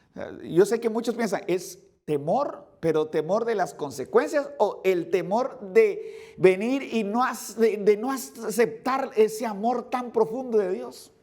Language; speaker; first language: Spanish; native; Spanish